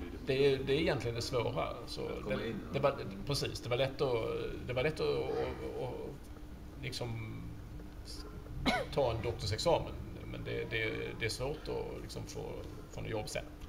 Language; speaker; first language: Swedish; native; Swedish